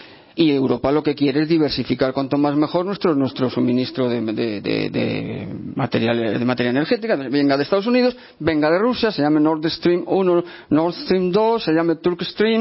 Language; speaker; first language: Spanish; native; Spanish